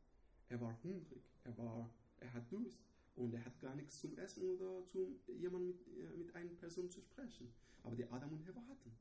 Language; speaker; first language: German; non-native, learner; Persian